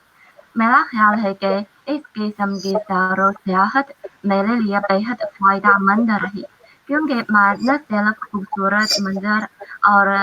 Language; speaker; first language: Hindi; non-native, fluent; Chinese